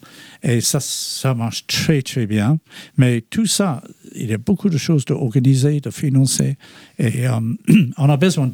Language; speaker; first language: French; non-native, fluent; English